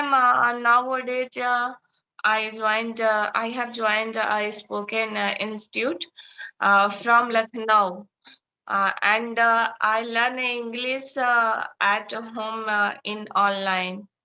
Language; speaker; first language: English; non-native, learner; Hindi